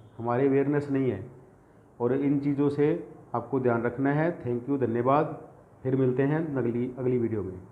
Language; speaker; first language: Hindi; non-native, local second language; Punjabi